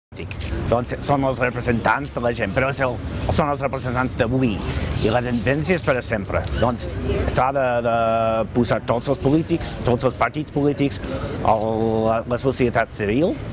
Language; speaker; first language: Catalan; non-native, learner; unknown